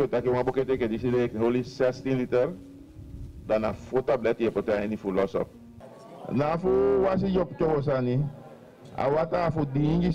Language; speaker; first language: Dutch; non-native, local second language; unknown